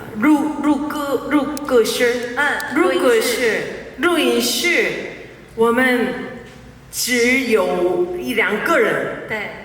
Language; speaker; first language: Chinese; non-native, learner; Korean